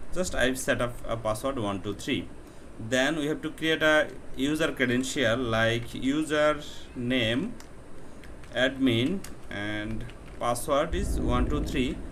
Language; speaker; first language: English; non-native, local second language; Bangla